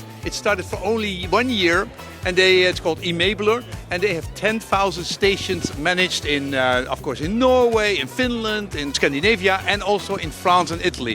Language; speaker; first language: English; non-native, fluent; Dutch